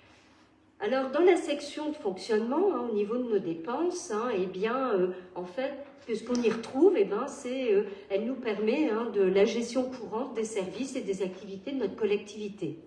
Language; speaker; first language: French; native; French